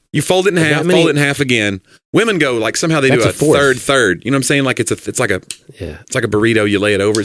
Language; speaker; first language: English; native; English